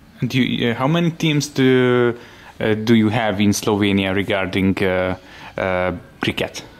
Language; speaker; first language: English; non-native, fluent; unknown